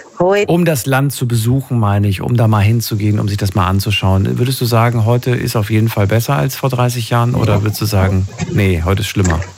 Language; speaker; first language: German; native; German